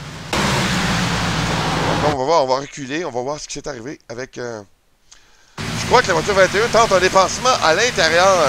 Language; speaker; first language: French; native; French